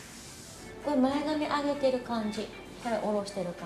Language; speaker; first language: Japanese; native; Japanese